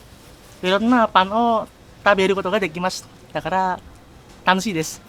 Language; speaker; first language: Japanese; non-native, learner; Indonesian